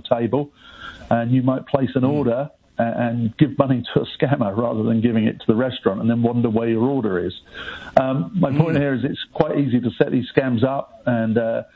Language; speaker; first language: English; native; English